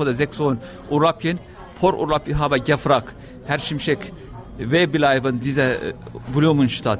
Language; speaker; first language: German; non-native, learner; Turkish